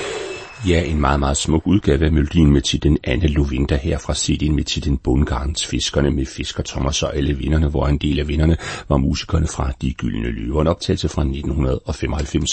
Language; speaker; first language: Danish; native; Danish